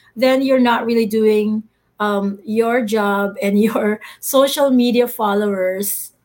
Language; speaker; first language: English; non-native, local second language; Filipino